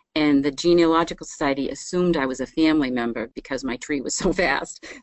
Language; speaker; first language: English; native; English